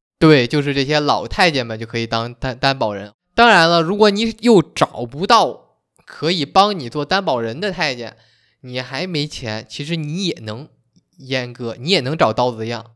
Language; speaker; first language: Chinese; native; Chinese